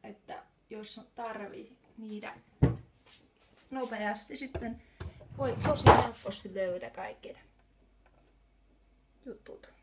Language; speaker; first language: Finnish; non-native, learner; Estonian